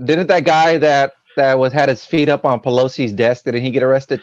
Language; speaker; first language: English; native; English